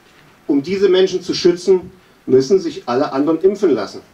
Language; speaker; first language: German; native; German